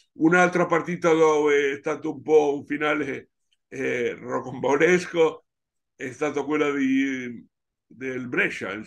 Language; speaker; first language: Italian; non-native, fluent; Spanish